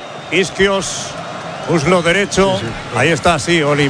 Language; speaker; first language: Spanish; native; Spanish